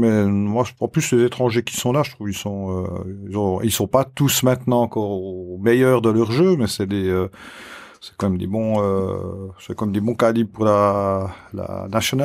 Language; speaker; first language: French; native; French